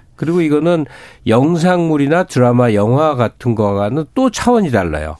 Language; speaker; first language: Korean; native; Korean